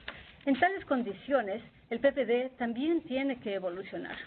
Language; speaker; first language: Spanish; native; Spanish